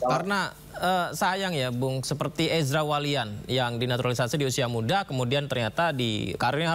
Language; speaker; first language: Indonesian; native; Indonesian